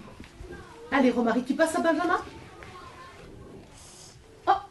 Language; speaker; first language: French; native; French